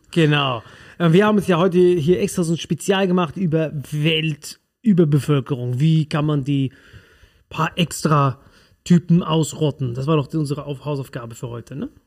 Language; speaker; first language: German; non-native, fluent; Spanish